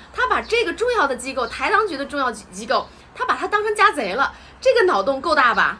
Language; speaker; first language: Chinese; native; Chinese